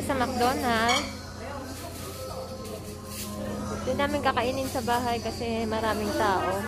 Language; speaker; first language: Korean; non-native, learner; Filipino